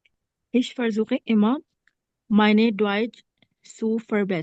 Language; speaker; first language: German; non-native, learner; Urdu